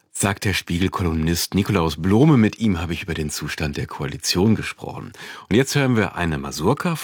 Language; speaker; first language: German; native; German